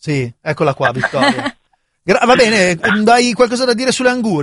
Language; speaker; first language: Italian; native; Italian